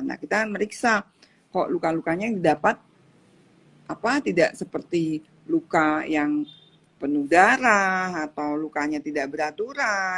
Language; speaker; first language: Indonesian; native; Indonesian